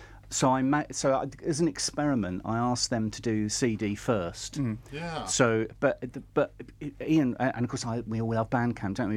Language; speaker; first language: English; native; English